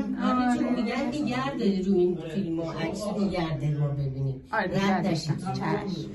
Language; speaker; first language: Persian; native; Persian